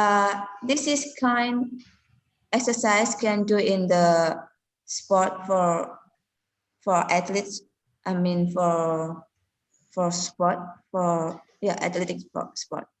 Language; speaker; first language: English; non-native, learner; Indonesian